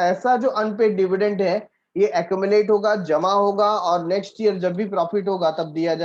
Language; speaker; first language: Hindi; native; Hindi